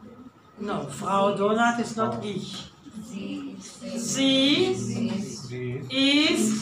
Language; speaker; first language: German; non-native, fluent; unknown